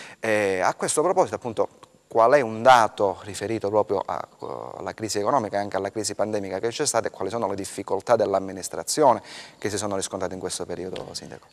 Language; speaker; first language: Italian; native; Italian